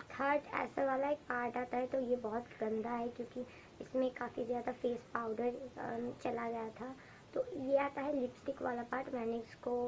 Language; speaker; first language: Hindi; non-native, local second language; Bangla